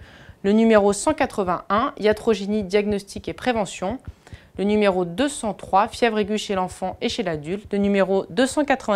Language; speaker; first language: French; native; French